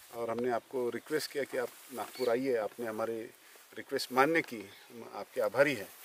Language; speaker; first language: Hindi; non-native, local second language; Marathi